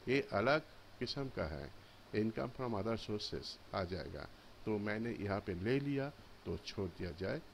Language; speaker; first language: Hindi; non-native, local second language; Bangla